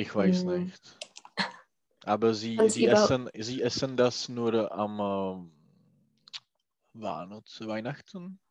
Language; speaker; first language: German; non-native, learner; Czech